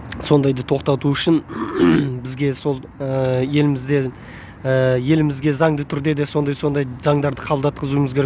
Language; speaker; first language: Kazakh; native; Kazakh